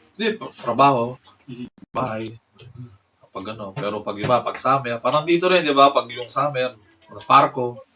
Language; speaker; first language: Filipino; early bilingual, heritage; Filipino